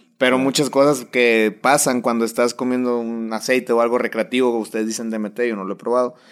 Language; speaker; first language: Spanish; native; Spanish